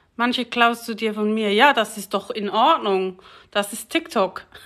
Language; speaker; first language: German; native; German